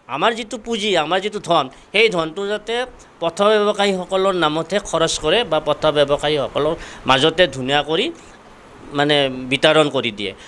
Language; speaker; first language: Assamese; native; Assamese